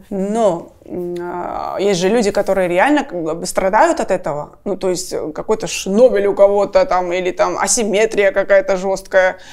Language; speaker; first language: Russian; non-native, fluent; Georgian